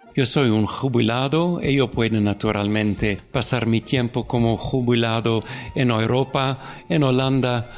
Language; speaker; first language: Spanish; non-native, learner; Dutch